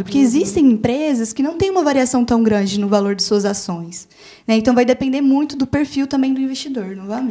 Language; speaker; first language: Portuguese; native; Portuguese